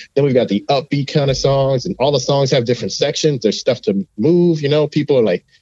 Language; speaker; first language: English; native; English